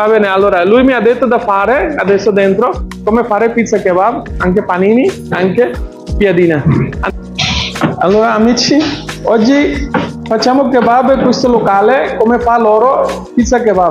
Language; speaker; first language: Italian; non-native, learner; Bangla